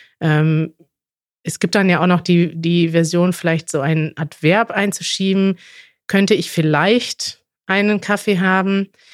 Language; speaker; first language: German; native; German